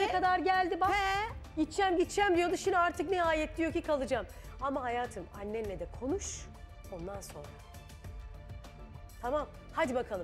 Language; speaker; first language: Turkish; native; Turkish